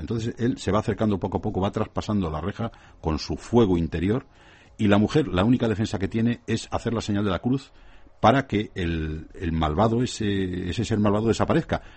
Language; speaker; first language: Spanish; native; Spanish